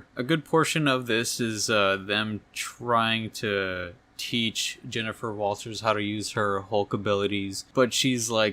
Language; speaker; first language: English; native; English